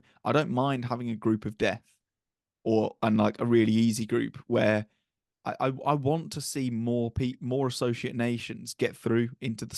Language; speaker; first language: English; native; English